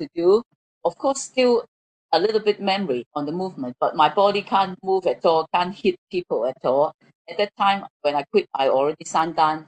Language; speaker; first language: English; non-native, local second language; Cantonese